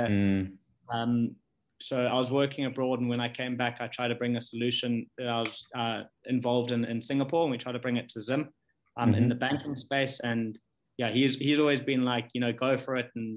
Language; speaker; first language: English; native; English